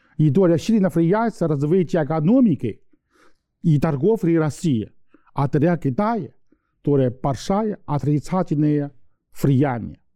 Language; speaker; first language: Russian; non-native, learner; Chinese